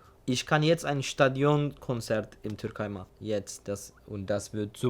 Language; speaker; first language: German; non-native, learner; Turkish